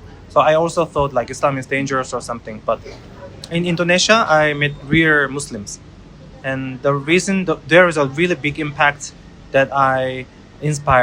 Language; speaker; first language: English; non-native, learner; Korean